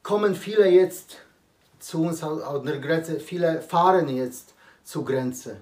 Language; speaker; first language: German; non-native, learner; Polish